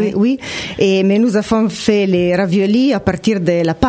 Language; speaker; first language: French; non-native, fluent; Italian